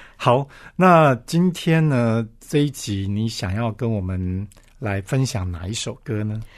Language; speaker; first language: Chinese; native; Chinese